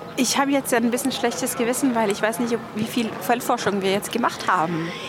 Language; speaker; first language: German; non-native, fluent; Norwegian